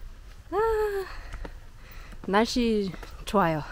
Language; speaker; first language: Korean; non-native, learner; German